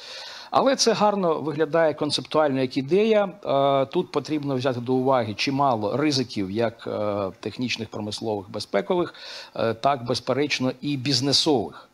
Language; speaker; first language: Ukrainian; native; Ukrainian